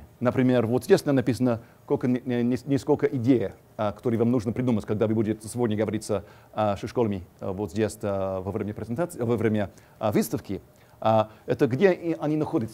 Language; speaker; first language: Russian; non-native, fluent; English